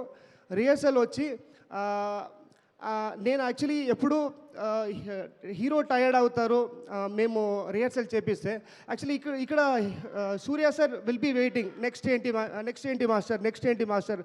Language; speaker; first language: Telugu; non-native, learner; Kannada